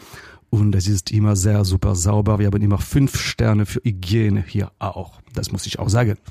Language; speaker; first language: German; non-native, fluent; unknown